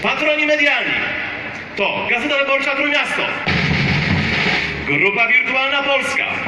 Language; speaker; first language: Polish; native; Polish